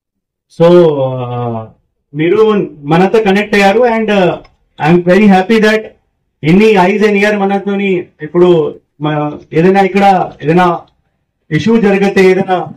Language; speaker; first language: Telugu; non-native, fluent; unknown